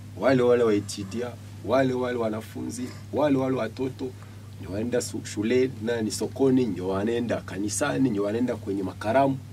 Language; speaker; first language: Swahili; native; Swahili